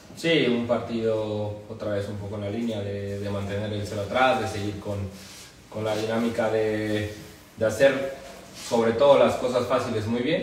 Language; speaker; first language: Spanish; native; Spanish